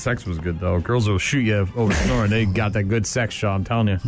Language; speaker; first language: English; native; English